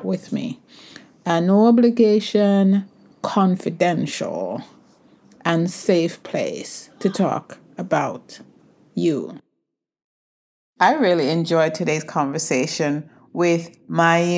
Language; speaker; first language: English; native; English